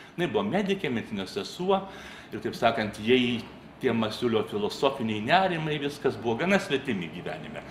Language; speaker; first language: Lithuanian; native; Lithuanian